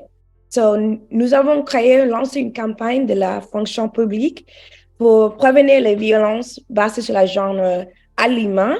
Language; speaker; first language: French; non-native, learner; English